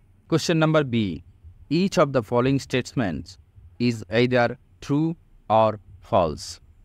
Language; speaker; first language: English; non-native, local second language; Bangla